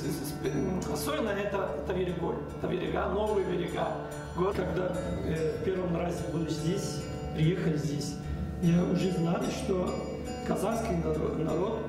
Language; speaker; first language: Russian; non-native, learner; Spanish